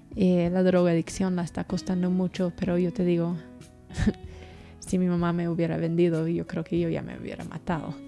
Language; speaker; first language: Spanish; non-native, fluent; English